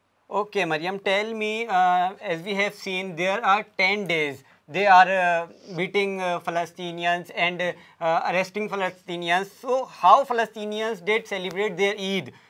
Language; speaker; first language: English; non-native, local second language; Urdu